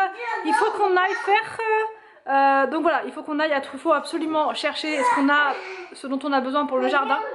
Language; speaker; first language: French; native; French